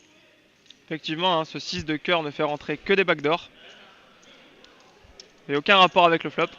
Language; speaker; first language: French; native; French